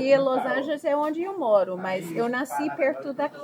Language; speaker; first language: Portuguese; early bilingual, heritage; Portuguese